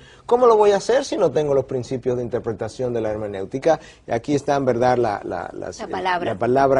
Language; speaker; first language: Spanish; native; Spanish